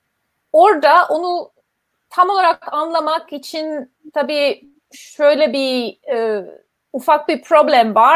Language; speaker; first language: Turkish; non-native, fluent; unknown